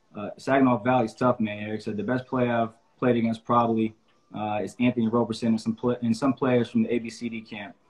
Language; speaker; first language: English; native; English